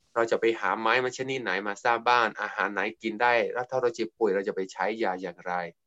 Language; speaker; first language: Thai; non-native, local second language; S'gaw Karen